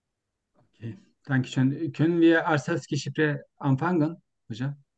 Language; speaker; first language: German; non-native, learner; Turkish